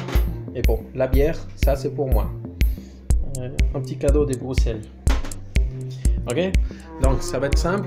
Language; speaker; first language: French; non-native, fluent; Spanish